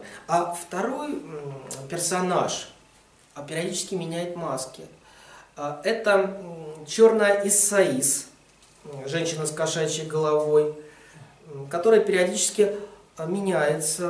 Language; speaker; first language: Russian; native; Russian